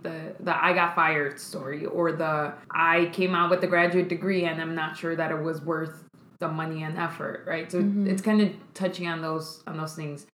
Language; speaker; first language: English; early bilingual, other home language; Spanish